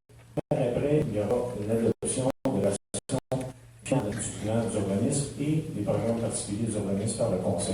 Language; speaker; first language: French; native; French